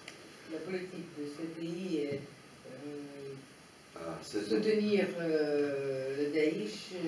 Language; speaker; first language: French; non-native, fluent; Russian